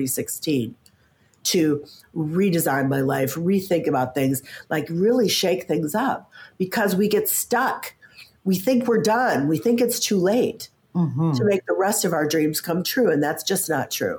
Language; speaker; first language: English; native; English